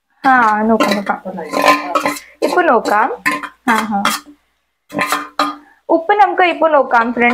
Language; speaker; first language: Malayalam; non-native, learner; Hindi